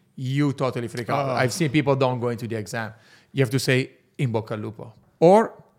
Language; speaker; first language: English; non-native, fluent; Italian